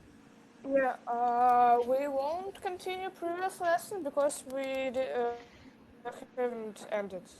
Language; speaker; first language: English; non-native, learner; Russian